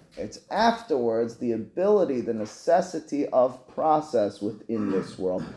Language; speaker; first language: English; native; English